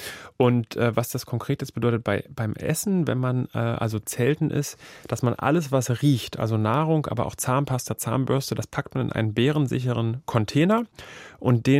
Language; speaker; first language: German; native; German